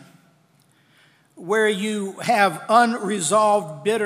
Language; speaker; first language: English; native; English